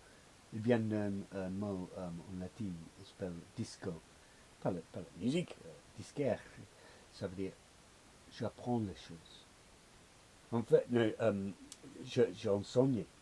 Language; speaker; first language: French; non-native, learner; English